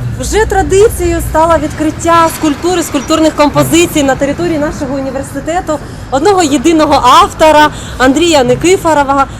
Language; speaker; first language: Ukrainian; native; Ukrainian